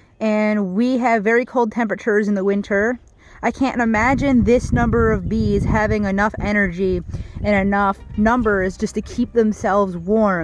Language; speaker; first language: English; native; English